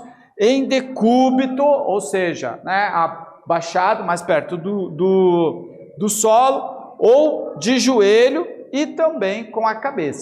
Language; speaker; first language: Portuguese; native; Portuguese